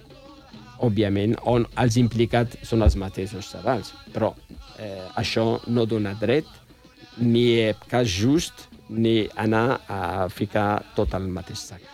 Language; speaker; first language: Catalan; non-native, fluent; Riffian